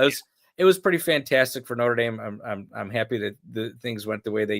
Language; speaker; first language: English; native; English